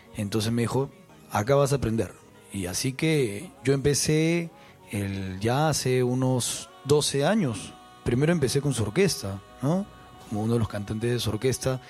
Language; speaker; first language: Spanish; native; Spanish